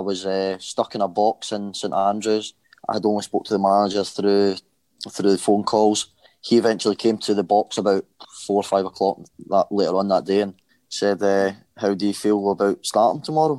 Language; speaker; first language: English; native; English